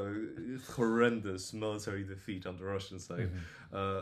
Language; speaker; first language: English; non-native, fluent; Polish